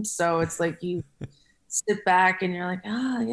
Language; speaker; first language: English; native; English